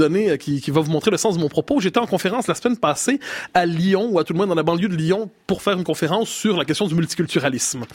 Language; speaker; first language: French; native; French